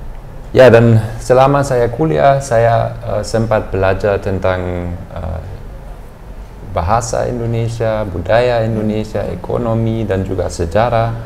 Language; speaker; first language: Indonesian; non-native, fluent; German